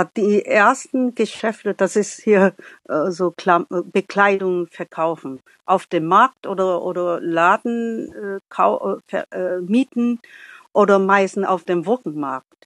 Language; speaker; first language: German; non-native, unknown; Vietnamese